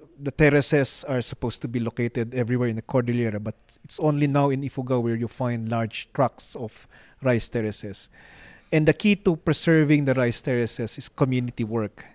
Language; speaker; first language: English; non-native, local second language; Filipino